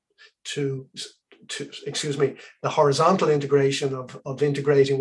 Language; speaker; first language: English; native; English